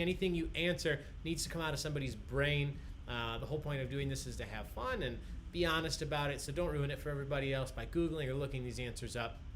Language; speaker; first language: English; native; English